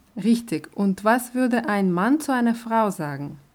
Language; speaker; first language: German; non-native, fluent; Russian